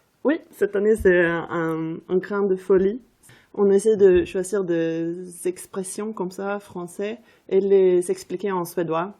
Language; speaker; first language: French; non-native, fluent; Swedish